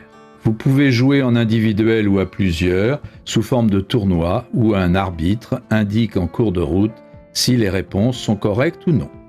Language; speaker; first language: French; native; French